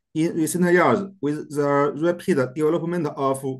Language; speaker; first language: English; non-native, learner; Chinese